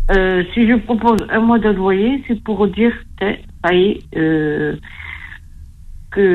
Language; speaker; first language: French; non-native, learner; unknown